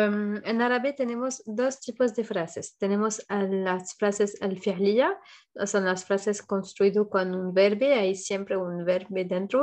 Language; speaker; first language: Spanish; non-native, fluent; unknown